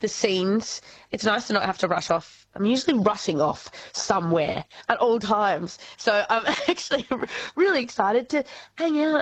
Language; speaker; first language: English; native; English